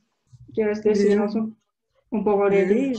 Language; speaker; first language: Spanish; non-native, fluent; English